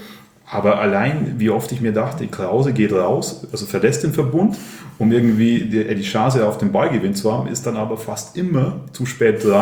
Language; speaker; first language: German; native; German